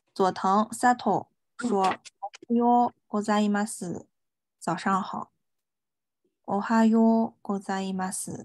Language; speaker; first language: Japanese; non-native, fluent; Chinese